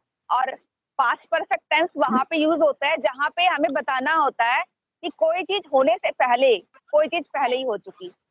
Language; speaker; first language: Hindi; native; Hindi